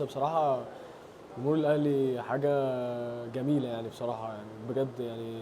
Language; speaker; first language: Arabic; native; Arabic